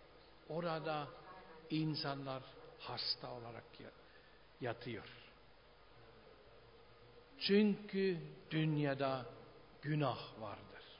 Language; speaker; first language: Turkish; non-native, fluent; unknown